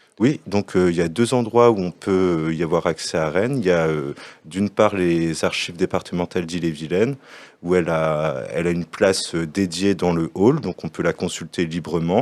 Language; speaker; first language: French; native; French